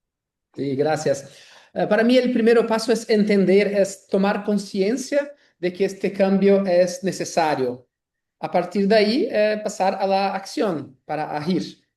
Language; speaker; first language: Spanish; non-native, learner; Portuguese